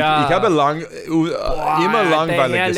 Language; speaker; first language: German; non-native, learner; English